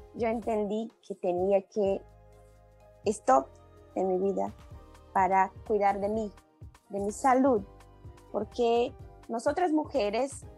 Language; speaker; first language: Spanish; non-native, learner; Portuguese